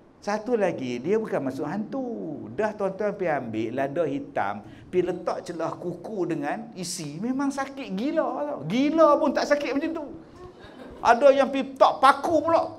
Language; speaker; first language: Malay; native; Malay